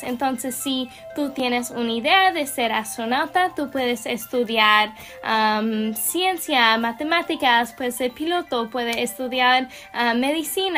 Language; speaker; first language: Spanish; non-native, learner; English